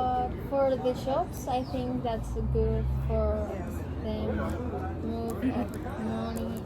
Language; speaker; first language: English; non-native, learner; Spanish